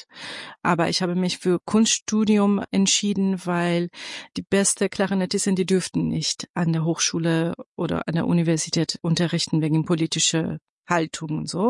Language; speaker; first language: German; non-native, fluent; Persian